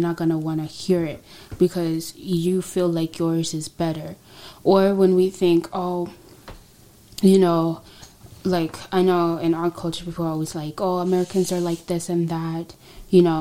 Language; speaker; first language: English; non-native, local second language; Swahili